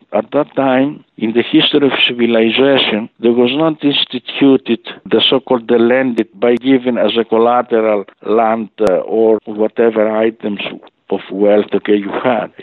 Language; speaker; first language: English; non-native, fluent; Greek